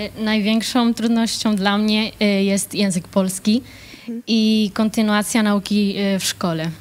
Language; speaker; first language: Polish; early bilingual, heritage; Polish